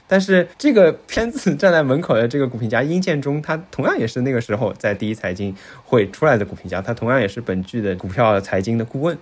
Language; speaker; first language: Chinese; native; Chinese